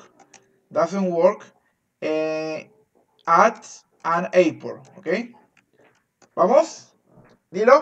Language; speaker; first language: English; non-native, fluent; Spanish